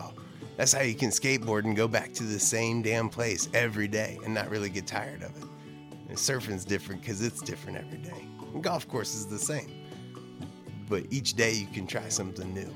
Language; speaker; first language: English; native; English